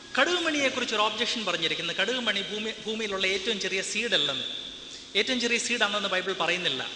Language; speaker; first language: Malayalam; non-native, learner; Hindi